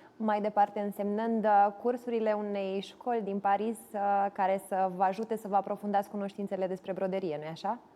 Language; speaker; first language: Romanian; native; Romanian